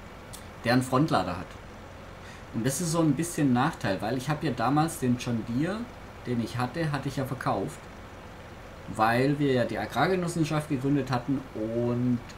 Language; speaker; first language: German; native; German